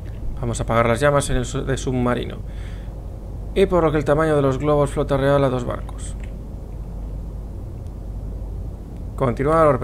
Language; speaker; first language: Spanish; native; Spanish